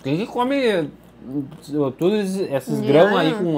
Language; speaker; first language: Portuguese; native; Portuguese